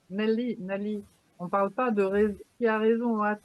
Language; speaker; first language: French; native; French